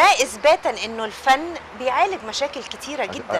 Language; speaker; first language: Arabic; native; Arabic